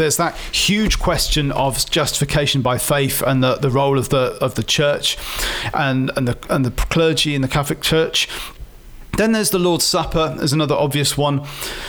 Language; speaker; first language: English; native; English